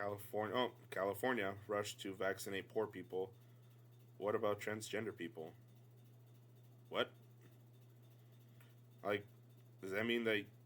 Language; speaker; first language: English; native; English